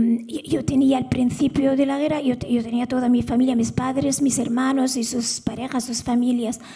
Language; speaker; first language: Spanish; non-native, fluent; Arabic